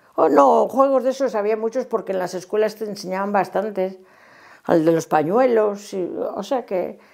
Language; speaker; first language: Spanish; native; Spanish